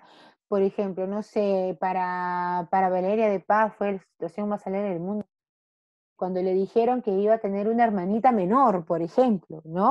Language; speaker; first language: Spanish; native; Spanish